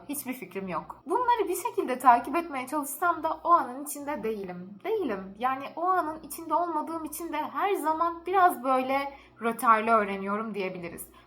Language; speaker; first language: Turkish; native; Turkish